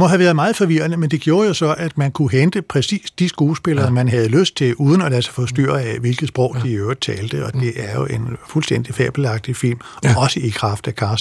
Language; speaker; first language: Danish; native; Danish